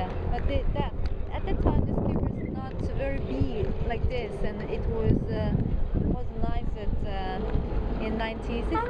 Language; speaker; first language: English; non-native, fluent; Korean